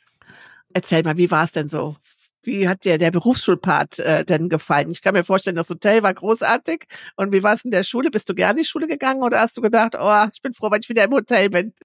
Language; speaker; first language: German; native; German